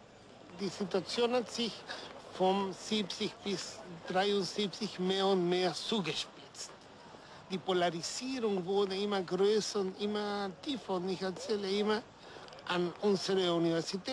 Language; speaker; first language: German; non-native, fluent; Spanish